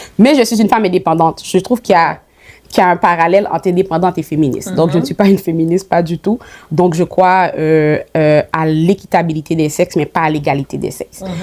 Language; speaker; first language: French; early bilingual, other home language; Haitian Creole